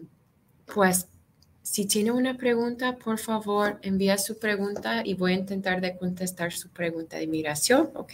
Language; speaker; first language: Spanish; non-native, fluent; English